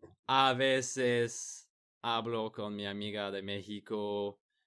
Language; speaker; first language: Spanish; non-native, learner; English